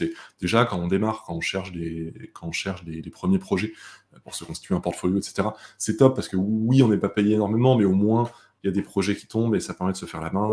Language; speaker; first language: French; native; French